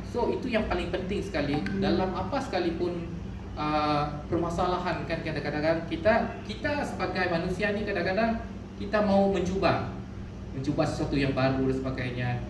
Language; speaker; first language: Malay; non-native, local second language; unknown